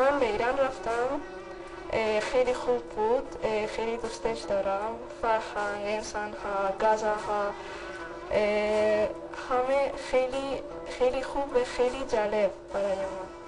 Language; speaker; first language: Persian; non-native, learner; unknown